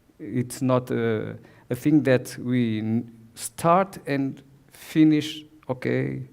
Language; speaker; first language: English; non-native, learner; Portuguese